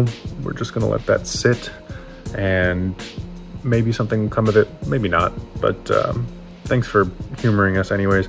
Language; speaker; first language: English; native; English